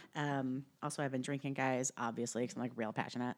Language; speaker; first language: English; native; English